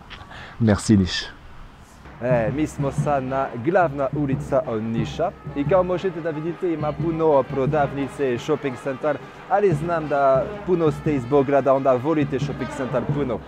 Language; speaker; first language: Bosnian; non-native, learner; French